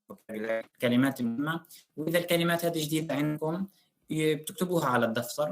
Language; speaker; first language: Arabic; native; Arabic